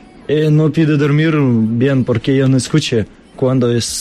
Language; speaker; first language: Spanish; non-native, learner; Russian